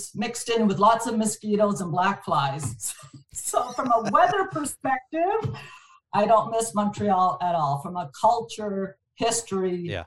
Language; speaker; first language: English; non-native, fluent; French